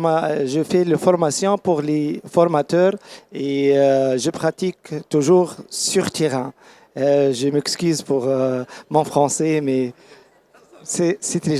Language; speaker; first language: French; non-native, learner; Arabic